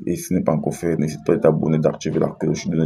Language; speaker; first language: French; native; French